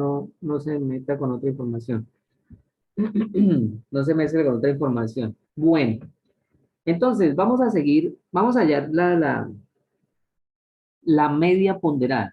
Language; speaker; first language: Spanish; native; Spanish